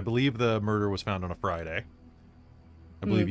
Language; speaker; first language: English; native; English